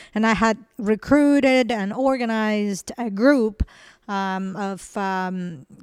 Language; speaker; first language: English; non-native, fluent; Spanish